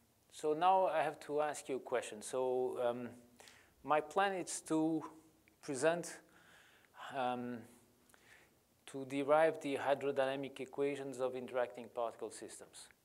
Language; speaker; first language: English; non-native, fluent; Portuguese